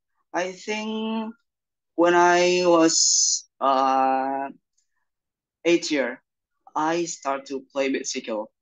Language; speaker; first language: English; non-native, learner; Indonesian